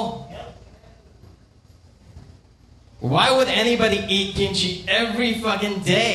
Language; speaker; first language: English; non-native, fluent; Korean